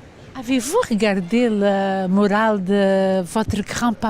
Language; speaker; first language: French; non-native, fluent; Portuguese